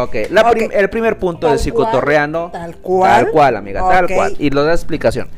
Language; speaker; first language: Spanish; native; Spanish